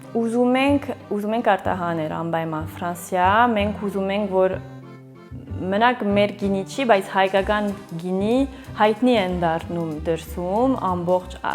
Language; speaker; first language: Armenian; early bilingual, heritage; Armenian